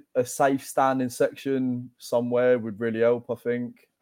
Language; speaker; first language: English; native; English